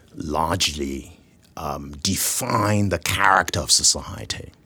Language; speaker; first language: English; non-native, local second language; Yoruba